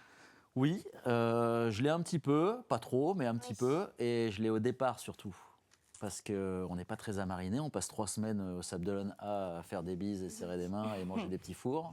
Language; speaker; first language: French; native; French